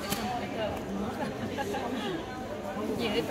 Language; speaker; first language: Russian; native; Russian